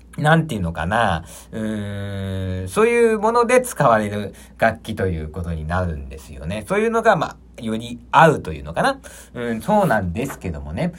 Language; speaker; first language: Japanese; native; Japanese